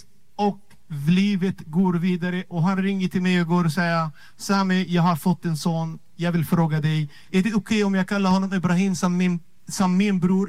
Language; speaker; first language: Swedish; non-native, fluent; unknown